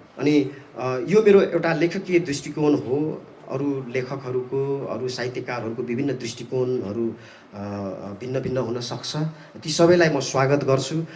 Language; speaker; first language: Nepali; non-native, local second language; Eastern Tamang